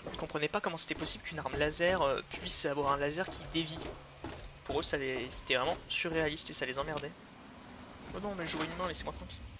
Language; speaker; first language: French; native; French